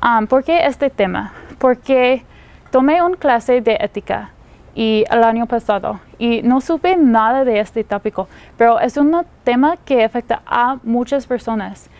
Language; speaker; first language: Spanish; non-native, learner; English